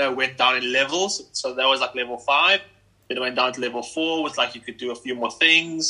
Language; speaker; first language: English; native; English